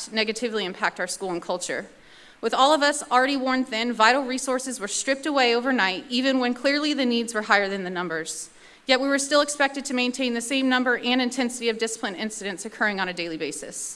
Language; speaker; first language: English; native; English